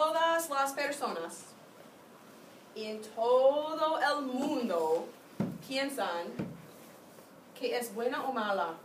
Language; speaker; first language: Spanish; non-native, fluent; English